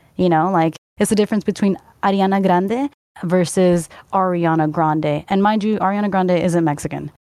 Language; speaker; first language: English; native; English